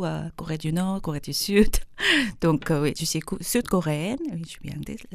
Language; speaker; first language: French; non-native, fluent; Korean